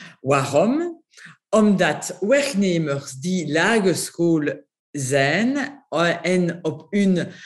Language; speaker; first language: Dutch; non-native, local second language; French